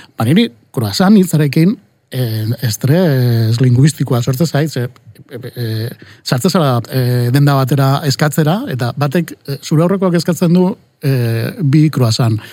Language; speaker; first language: Basque; non-native, local second language; Spanish